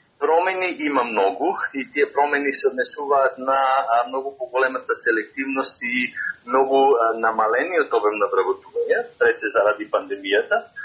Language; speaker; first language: Macedonian; native; Macedonian